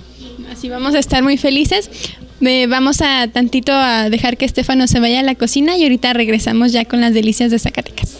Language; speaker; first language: Spanish; native; Spanish